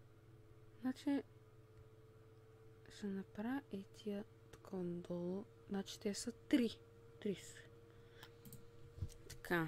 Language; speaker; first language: Bulgarian; native; Bulgarian